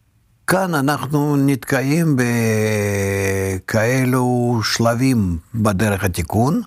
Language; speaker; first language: Hebrew; non-native, fluent; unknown